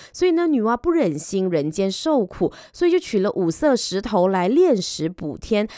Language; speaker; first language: Chinese; native; Chinese